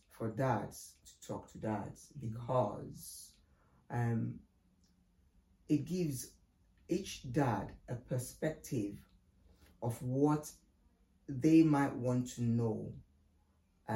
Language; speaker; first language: English; non-native, local second language; Yoruba